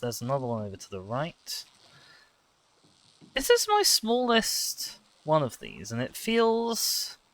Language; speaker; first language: English; native; English